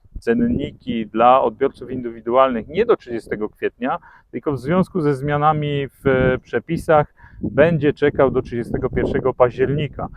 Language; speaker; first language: Polish; native; Polish